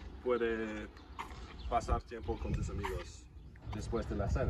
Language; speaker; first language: Spanish; non-native, learner; English